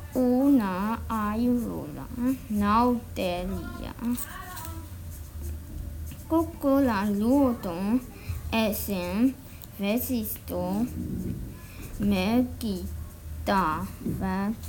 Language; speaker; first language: Finnish; non-native, learner; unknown